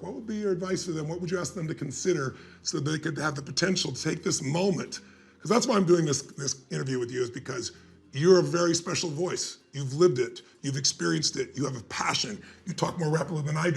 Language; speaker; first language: English; native; English